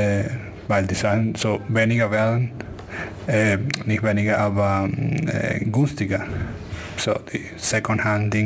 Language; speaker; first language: German; non-native, fluent; Spanish